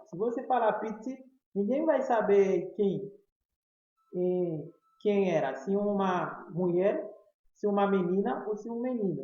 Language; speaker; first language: Portuguese; non-native, fluent; Haitian Creole